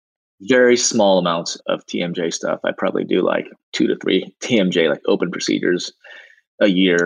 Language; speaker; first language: English; native; English